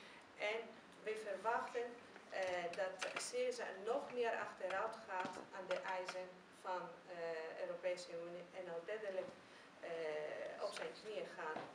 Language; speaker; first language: Dutch; non-native, fluent; Greek